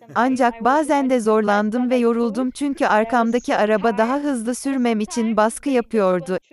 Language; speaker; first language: English; non-native, fluent; Portuguese